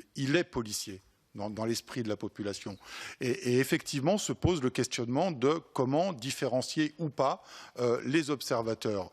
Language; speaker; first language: French; native; French